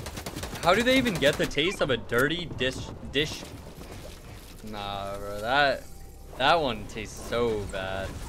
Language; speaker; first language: English; native; English